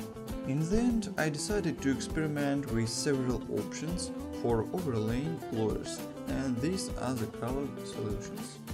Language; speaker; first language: English; non-native, fluent; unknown